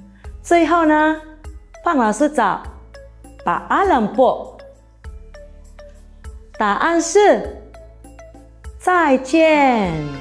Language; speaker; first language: Chinese; non-native, fluent; Filipino